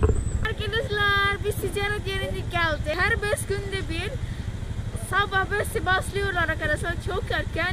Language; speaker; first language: Turkish; non-native, learner; Javanese